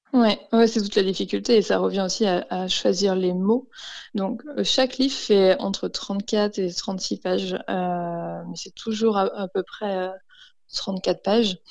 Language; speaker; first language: French; native; French